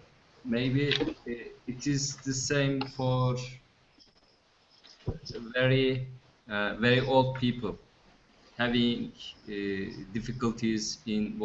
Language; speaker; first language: English; non-native, fluent; Turkish